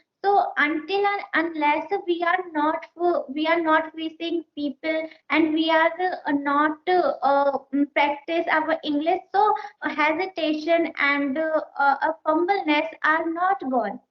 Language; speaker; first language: English; non-native, learner; Hindi